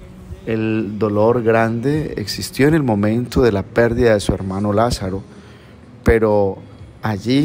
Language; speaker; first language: Spanish; native; Spanish